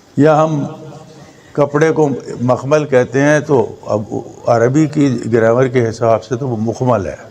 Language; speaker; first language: Urdu; native; Urdu